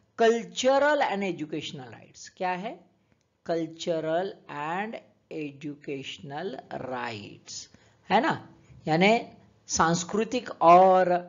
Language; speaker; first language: Hindi; native; Hindi